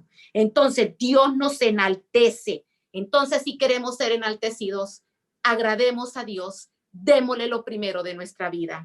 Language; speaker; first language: Spanish; native; Spanish